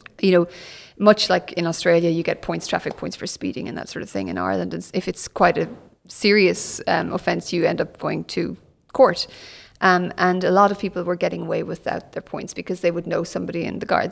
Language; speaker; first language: English; native; English